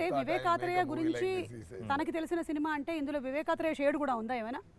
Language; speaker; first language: Telugu; native; Telugu